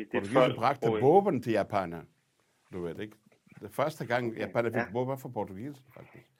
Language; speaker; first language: Danish; non-native, fluent; Portuguese